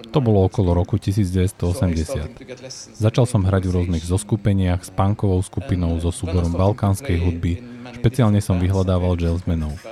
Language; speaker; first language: Slovak; non-native, fluent; Norwegian